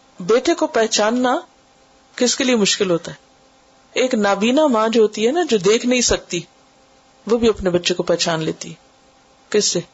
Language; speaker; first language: Urdu; native; Urdu